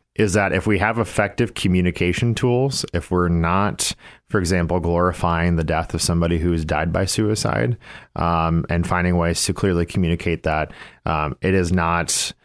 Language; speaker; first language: English; native; English